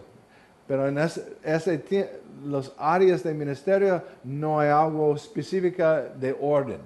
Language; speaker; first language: Spanish; non-native, learner; English